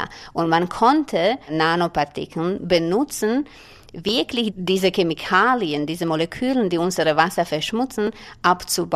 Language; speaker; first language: German; non-native, fluent; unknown